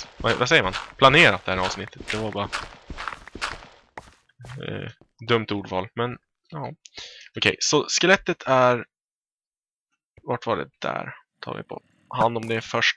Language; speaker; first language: Swedish; native; Swedish